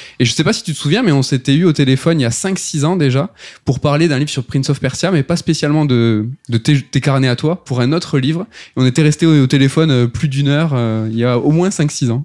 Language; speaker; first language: French; native; French